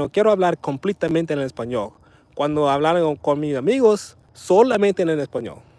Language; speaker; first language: Spanish; non-native, learner; English